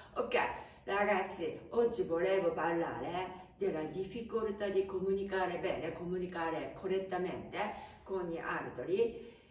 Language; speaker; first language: Italian; non-native, fluent; Japanese